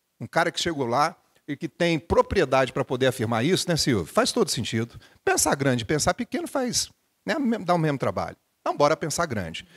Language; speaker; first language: Portuguese; native; Portuguese